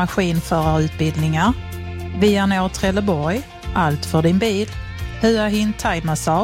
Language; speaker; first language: Swedish; native; Swedish